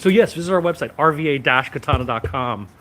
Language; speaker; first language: English; native; English